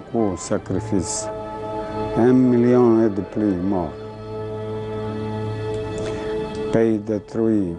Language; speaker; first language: French; non-native, fluent; Serbian